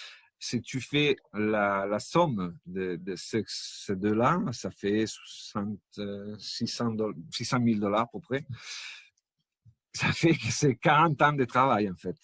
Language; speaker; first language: French; non-native, fluent; Italian